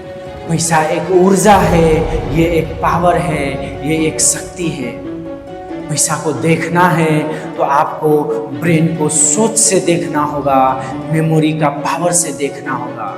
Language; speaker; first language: Hindi; non-native, local second language; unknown